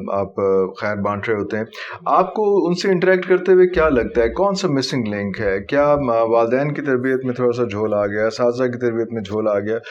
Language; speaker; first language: Urdu; native; Urdu